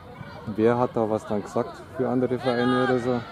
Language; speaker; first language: German; native; German